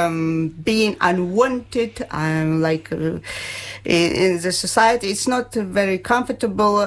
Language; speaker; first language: English; non-native, fluent; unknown